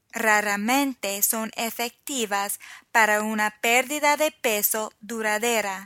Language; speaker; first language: Spanish; non-native, fluent; English